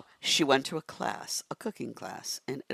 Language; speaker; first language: English; native; English